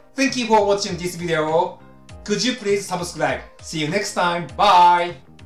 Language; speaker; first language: English; non-native, learner; Japanese